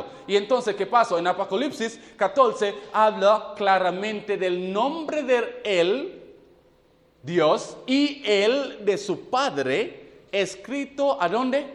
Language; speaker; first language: Spanish; non-native, fluent; English